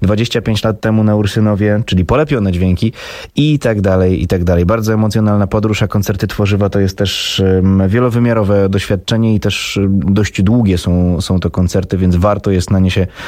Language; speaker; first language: Polish; native; Polish